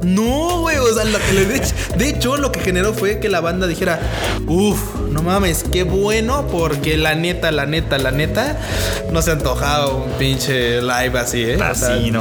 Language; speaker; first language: Spanish; native; Spanish